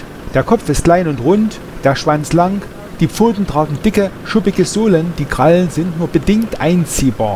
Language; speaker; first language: German; native; German